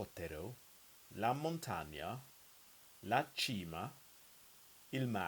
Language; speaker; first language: Italian; non-native, learner; English